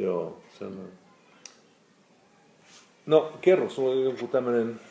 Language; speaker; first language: Finnish; non-native, fluent; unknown